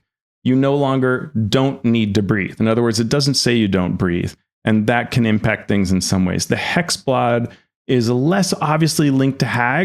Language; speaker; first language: English; native; English